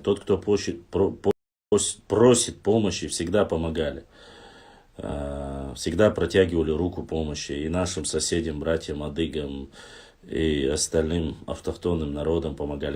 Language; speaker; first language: Russian; non-native, local second language; Chechen